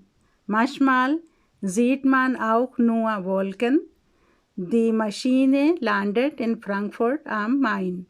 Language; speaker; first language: German; non-native, fluent; Urdu